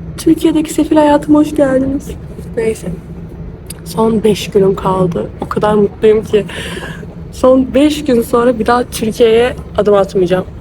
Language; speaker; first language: Turkish; native; Turkish